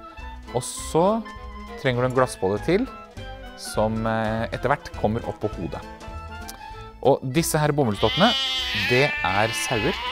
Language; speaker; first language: Norwegian; native; Norwegian